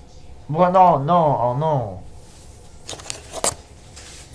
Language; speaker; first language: French; native; French